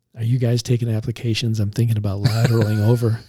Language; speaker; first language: English; native; English